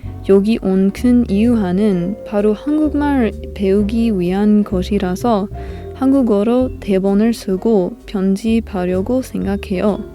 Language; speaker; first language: Korean; non-native, learner; English